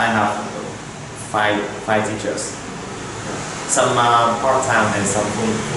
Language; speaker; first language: English; non-native, learner; Vietnamese